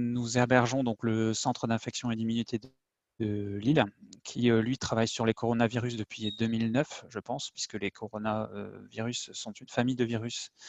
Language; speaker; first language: French; native; French